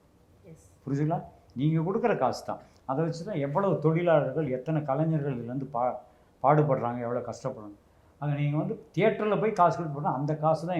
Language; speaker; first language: Tamil; native; Tamil